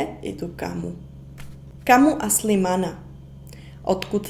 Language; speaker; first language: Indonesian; non-native, fluent; Czech